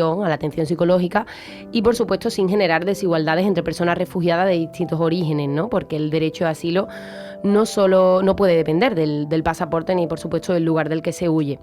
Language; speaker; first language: Spanish; native; Spanish